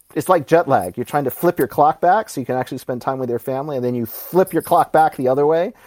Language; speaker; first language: English; native; English